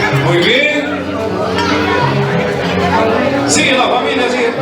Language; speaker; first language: Spanish; native; Spanish